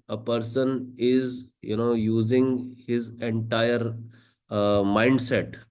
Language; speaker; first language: English; non-native, local second language; Punjabi